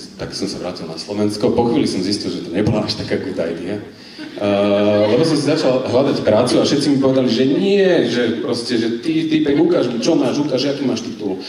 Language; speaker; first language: Slovak; native; Slovak